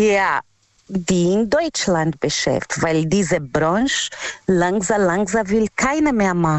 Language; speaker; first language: German; non-native, learner; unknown